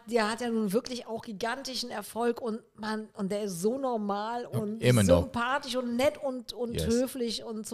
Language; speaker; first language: German; native; German